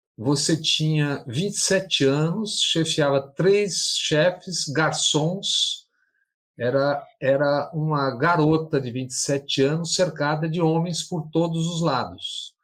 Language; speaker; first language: Portuguese; native; Portuguese